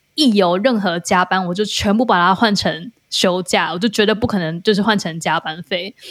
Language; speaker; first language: Chinese; native; Chinese